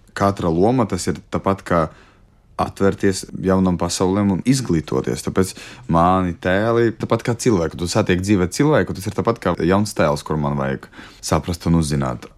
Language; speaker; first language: Latvian; non-native, local second language; Russian